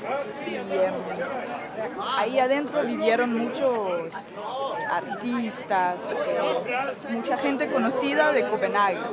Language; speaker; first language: Spanish; non-native, fluent; Danish